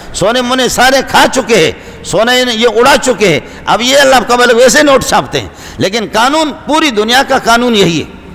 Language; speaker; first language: Urdu; non-native, local second language; Brahui